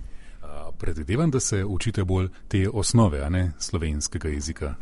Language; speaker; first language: Slovenian; native; Slovenian